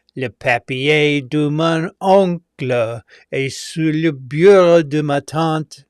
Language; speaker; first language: French; non-native, learner; English